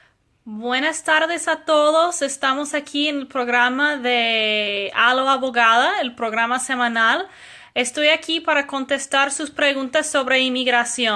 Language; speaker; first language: Spanish; non-native, fluent; English